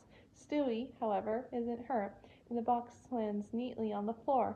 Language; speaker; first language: English; native; English